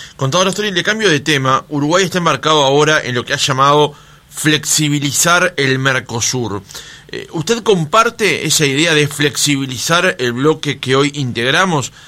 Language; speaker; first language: Spanish; native; Spanish